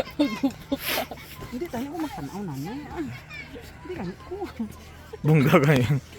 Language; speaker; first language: Filipino; non-native, local second language; Cebuano